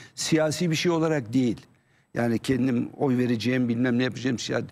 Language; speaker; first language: Turkish; native; Turkish